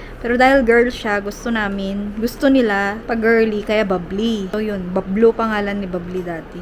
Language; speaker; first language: Filipino; native; Filipino